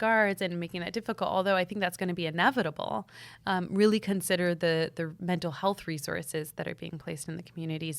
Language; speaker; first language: English; native; English